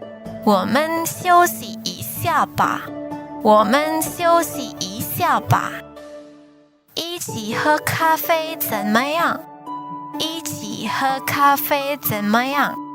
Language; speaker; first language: Chinese; non-native, fluent; Indonesian